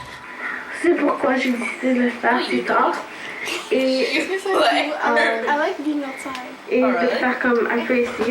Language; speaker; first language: French; early bilingual, other home language; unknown